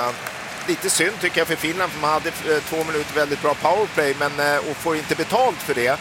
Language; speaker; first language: Swedish; native; Swedish